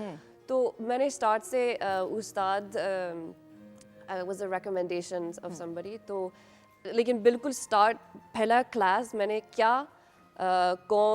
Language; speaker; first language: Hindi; non-native, learner; English